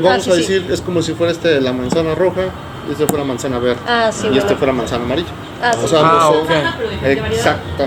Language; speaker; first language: Spanish; native; Spanish